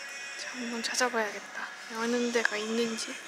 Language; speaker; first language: Korean; non-native, fluent; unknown